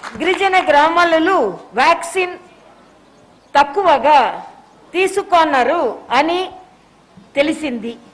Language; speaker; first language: Telugu; non-native, learner; Tamil